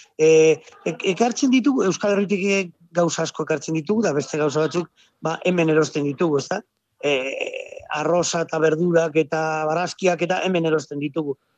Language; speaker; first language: Basque; native; Basque